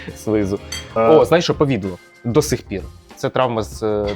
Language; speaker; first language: Ukrainian; native; Ukrainian